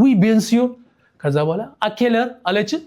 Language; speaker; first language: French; non-native, fluent; Amharic